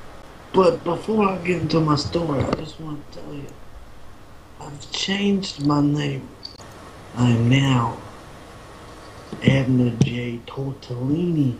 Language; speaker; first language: English; native; English